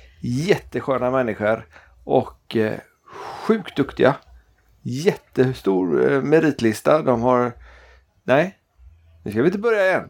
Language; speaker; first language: Swedish; native; Swedish